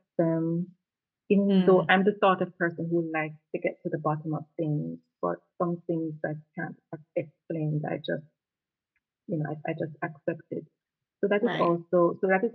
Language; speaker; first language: English; non-native, local second language; Jamaican Creole English